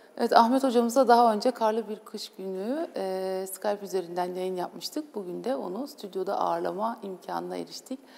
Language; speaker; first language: Turkish; native; Turkish